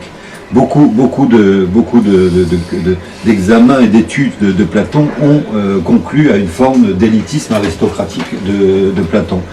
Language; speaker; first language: French; native; French